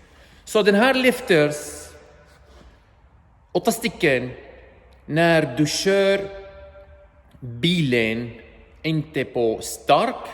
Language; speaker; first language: Swedish; non-native, learner; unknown